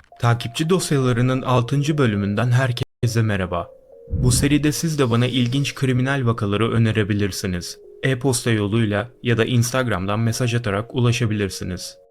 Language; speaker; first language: Turkish; native; Turkish